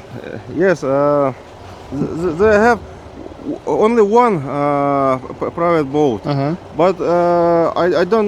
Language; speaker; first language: English; non-native, learner; Russian